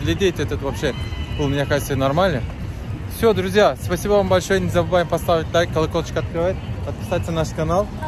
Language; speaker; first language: Russian; non-native, learner; Turkish